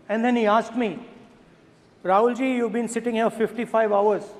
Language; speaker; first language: English; non-native, local second language; Hindi